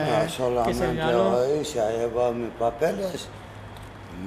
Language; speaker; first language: Spanish; non-native, learner; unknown